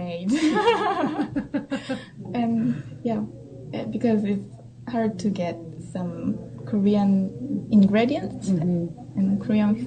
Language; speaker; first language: English; non-native, learner; Korean